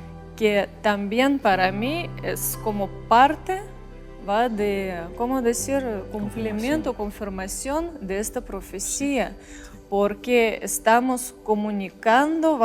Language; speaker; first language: Spanish; non-native, fluent; Russian